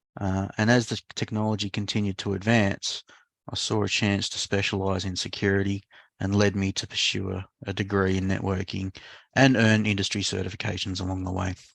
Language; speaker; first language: English; native; English